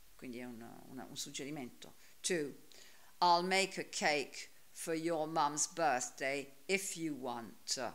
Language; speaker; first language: English; non-native, fluent; Italian